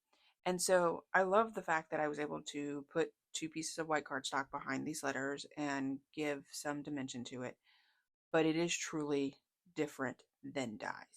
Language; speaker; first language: English; native; English